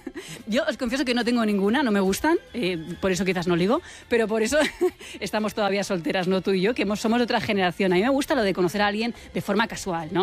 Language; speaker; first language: Spanish; native; Spanish